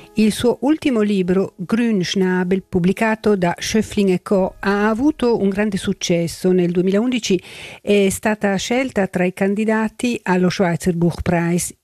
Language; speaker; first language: Italian; native; Italian